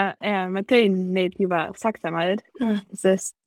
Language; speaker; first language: Estonian; non-native, learner; German